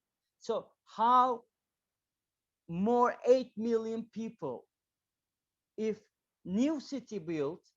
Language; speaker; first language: English; non-native, learner; Turkish